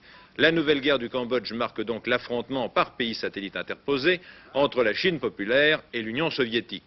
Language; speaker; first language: French; native; French